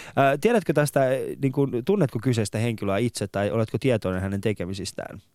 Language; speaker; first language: Finnish; non-native, fluent; Persian